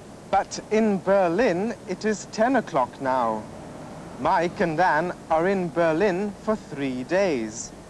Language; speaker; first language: English; non-native, fluent; German